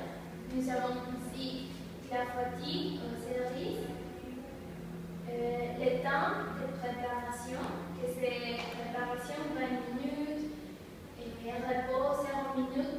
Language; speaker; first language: French; non-native, learner; Spanish